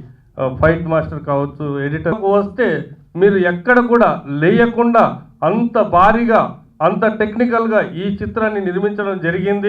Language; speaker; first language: Telugu; native; Telugu